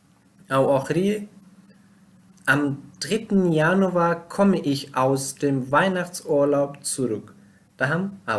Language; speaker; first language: German; non-native, learner; Pashto